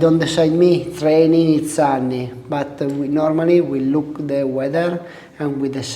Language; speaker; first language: English; non-native, learner; Italian